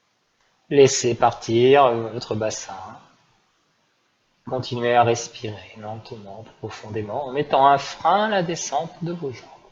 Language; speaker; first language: French; native; French